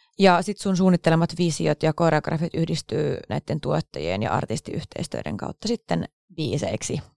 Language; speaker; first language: Finnish; native; Finnish